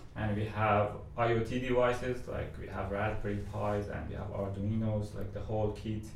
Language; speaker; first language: English; non-native, fluent; Persian